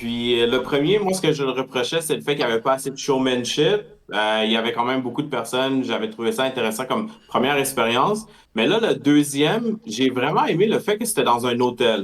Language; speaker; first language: French; native; French